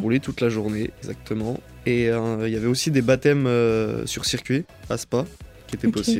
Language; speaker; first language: French; native; French